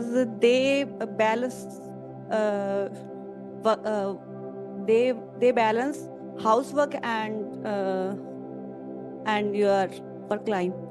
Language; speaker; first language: English; non-native, learner; Punjabi